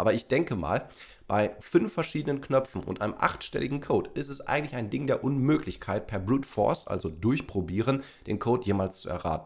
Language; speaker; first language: German; native; German